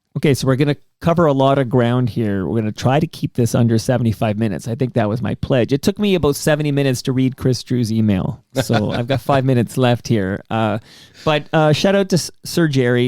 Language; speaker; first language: English; native; English